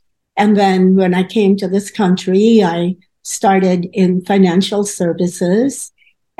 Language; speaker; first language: English; non-native, local second language; Filipino